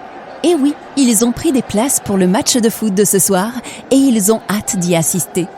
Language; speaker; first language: French; native; French